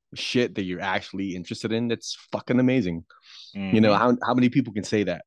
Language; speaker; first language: English; non-native, local second language; Filipino